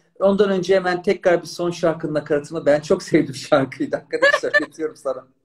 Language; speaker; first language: Turkish; native; Turkish